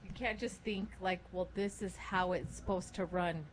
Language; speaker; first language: English; early bilingual, other home language; Spanish